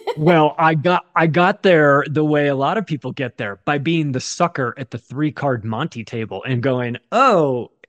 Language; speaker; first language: English; native; English